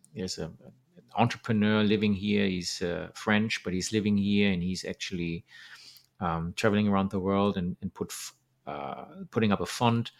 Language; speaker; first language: English; non-native, fluent; German